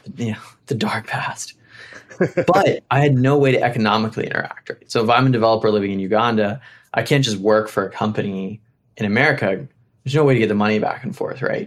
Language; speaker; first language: English; native; English